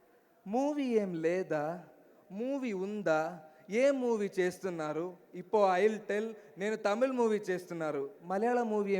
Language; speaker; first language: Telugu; non-native, learner; Malayalam